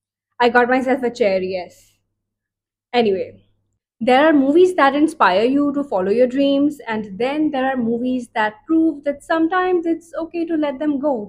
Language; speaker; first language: English; non-native, local second language; Hindi